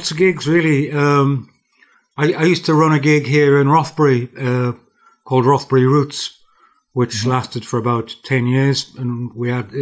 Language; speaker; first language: English; native; English